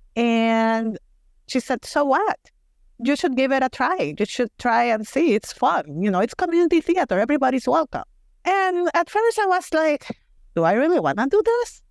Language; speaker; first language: English; non-native, fluent; Spanish